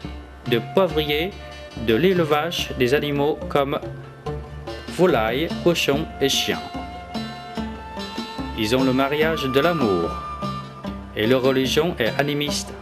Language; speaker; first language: French; non-native, fluent; Vietnamese